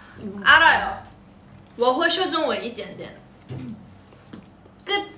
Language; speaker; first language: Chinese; non-native, learner; Thai